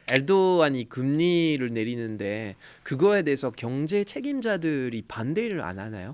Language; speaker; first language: Korean; non-native, fluent; French